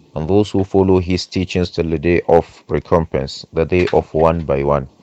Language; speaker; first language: English; non-native, local second language; Hausa